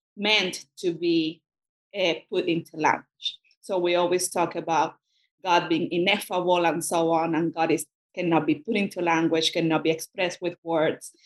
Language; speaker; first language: English; non-native, fluent; Spanish